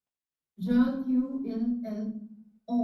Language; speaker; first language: French; non-native, learner; Hindi